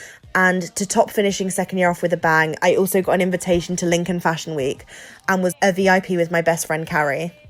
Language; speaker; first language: English; native; English